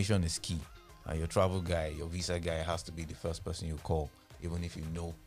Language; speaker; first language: English; non-native, local second language; Yoruba